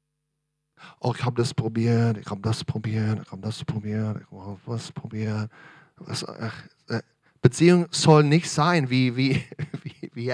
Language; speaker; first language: German; non-native, fluent; English